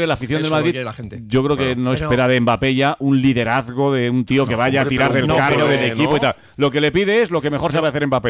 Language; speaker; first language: Spanish; native; Spanish